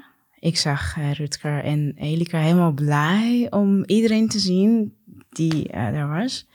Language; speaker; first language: Dutch; non-native, learner; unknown